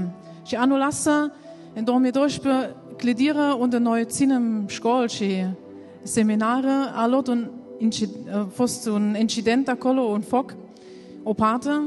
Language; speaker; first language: Romanian; non-native, learner; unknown